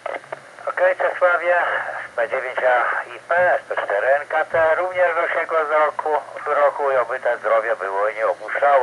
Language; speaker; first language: Polish; native; Polish